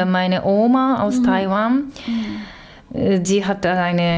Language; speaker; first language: German; non-native, learner; Japanese